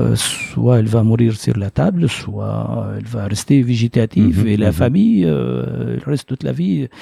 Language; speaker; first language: French; non-native, fluent; Arabic